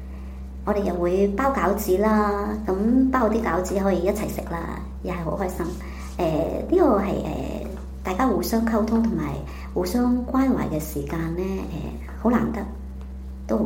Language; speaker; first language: Chinese; native; Chinese